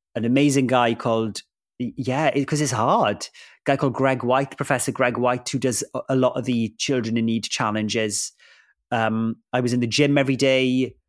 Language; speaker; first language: English; non-native, local second language; Welsh